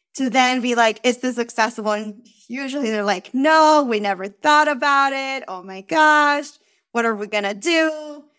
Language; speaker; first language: English; early bilingual, other home language; Spanish